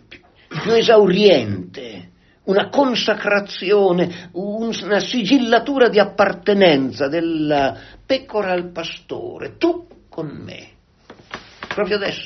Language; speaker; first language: Italian; native; Italian